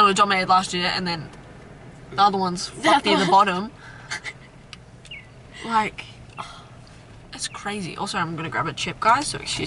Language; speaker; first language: English; native; English